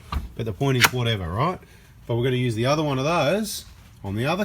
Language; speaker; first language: English; native; English